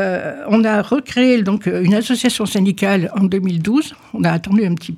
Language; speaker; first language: French; native; French